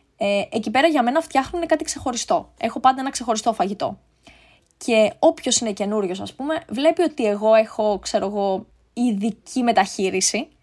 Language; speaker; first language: Greek; native; Greek